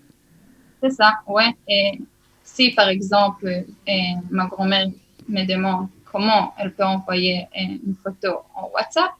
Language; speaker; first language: French; early bilingual, heritage; Hebrew